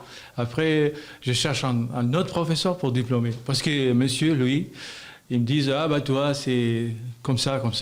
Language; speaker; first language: French; non-native, learner; Albanian